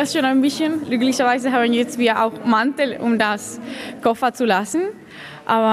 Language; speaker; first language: German; non-native, fluent; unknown